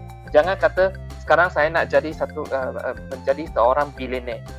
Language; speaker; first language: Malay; non-native, local second language; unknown